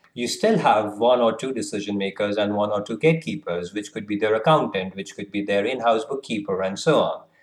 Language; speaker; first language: English; non-native, local second language; Hindi